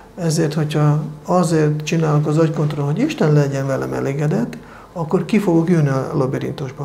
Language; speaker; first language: Hungarian; non-native, fluent; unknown